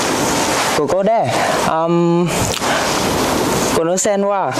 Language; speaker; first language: Japanese; non-native, learner; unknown